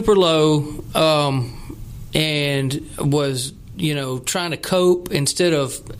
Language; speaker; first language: English; native; English